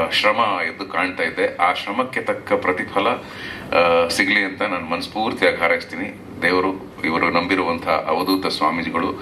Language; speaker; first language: Kannada; native; Kannada